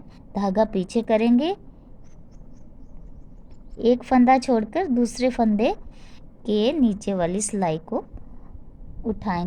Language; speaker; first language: Hindi; non-native, local second language; Punjabi